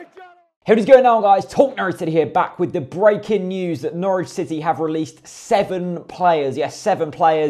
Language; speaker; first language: English; native; English